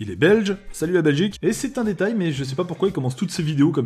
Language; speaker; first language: French; native; French